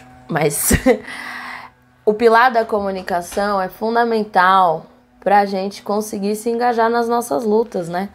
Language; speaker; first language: Portuguese; native; Portuguese